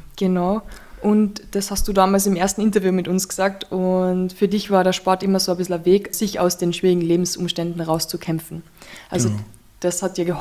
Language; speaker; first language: German; native; German